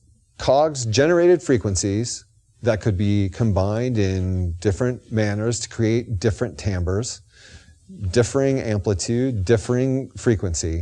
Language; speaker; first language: English; native; English